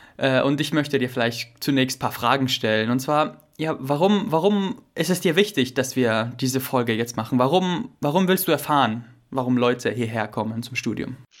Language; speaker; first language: German; native; German